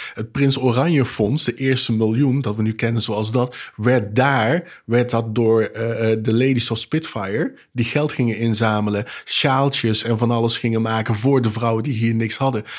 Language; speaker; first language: Dutch; non-native, local second language; Papiamento